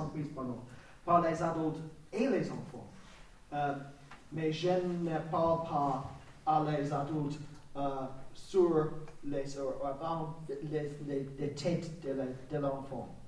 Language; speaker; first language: French; non-native, learner; English